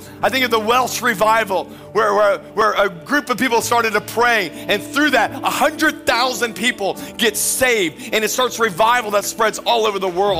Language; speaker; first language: English; native; English